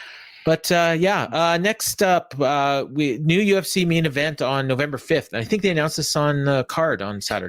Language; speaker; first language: English; native; English